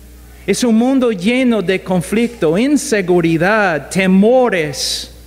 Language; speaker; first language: Spanish; non-native, fluent; English